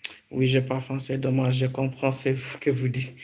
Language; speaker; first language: French; non-native, learner; English